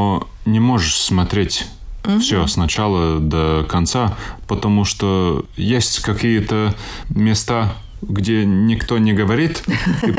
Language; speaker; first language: Russian; non-native, local second language; Latvian